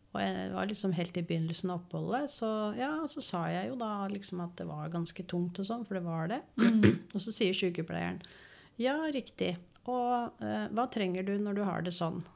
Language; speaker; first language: Norwegian; native; Norwegian